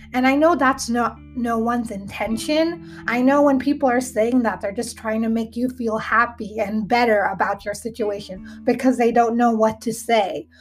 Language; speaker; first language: English; early bilingual, other home language; Hindi